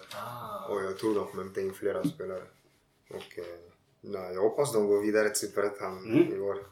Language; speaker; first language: Swedish; early bilingual, other home language; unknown